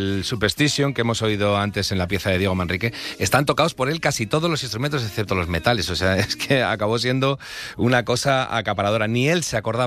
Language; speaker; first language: Spanish; native; Spanish